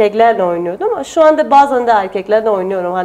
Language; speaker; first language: Turkish; non-native, fluent; Persian